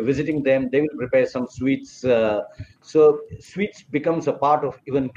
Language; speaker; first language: English; non-native, local second language; Marathi